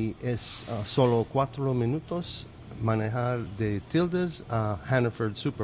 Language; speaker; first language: Spanish; non-native, learner; English